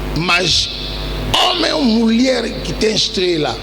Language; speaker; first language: Portuguese; non-native, learner; Lingala